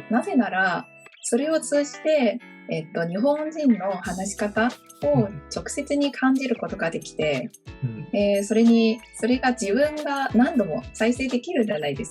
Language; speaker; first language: Japanese; non-native, fluent; Chinese